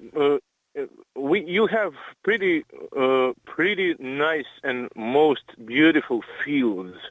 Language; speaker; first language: English; non-native, learner; Croatian